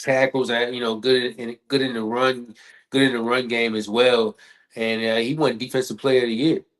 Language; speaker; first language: English; native; English